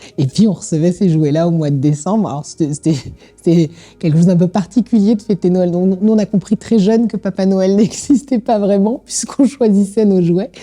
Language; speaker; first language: French; native; French